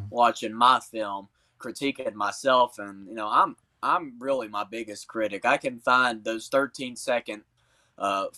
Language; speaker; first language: English; native; English